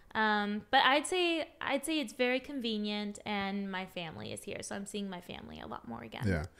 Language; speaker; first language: English; native; English